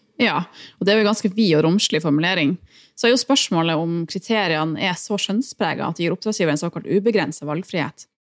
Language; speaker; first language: Norwegian; native; Norwegian